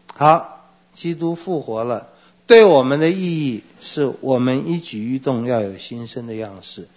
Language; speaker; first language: Chinese; native; Chinese